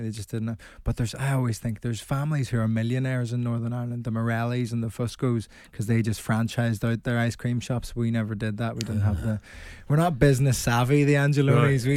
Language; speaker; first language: English; native; English